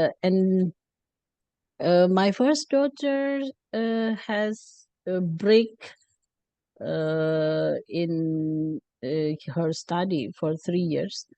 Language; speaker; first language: English; non-native, learner; Indonesian